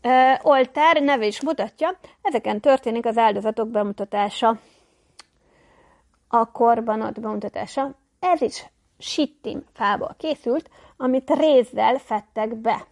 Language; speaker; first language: Hungarian; native; Hungarian